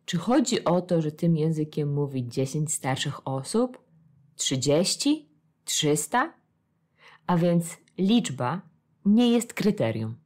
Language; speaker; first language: Polish; native; Polish